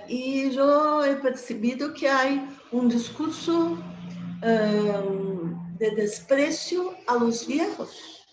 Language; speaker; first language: Spanish; non-native, fluent; Portuguese